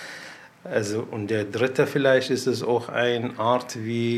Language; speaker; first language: German; non-native, fluent; Arabic